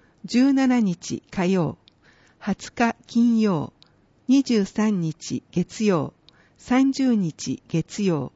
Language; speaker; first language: Japanese; native; Japanese